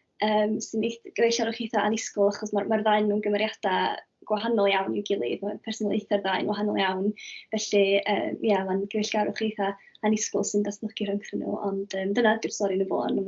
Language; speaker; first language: Welsh; native; Welsh